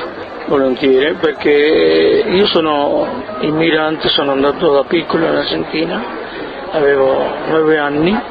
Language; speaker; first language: Italian; early bilingual, heritage; Italian